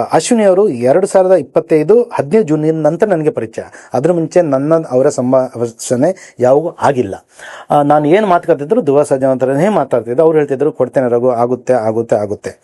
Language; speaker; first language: Kannada; native; Kannada